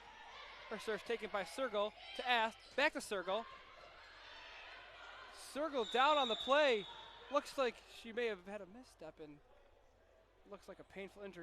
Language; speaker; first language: English; native; English